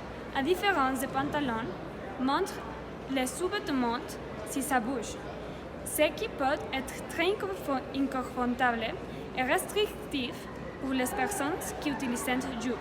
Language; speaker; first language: French; non-native, learner; Spanish